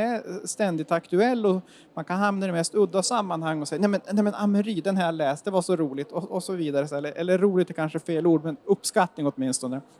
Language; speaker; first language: Swedish; native; Swedish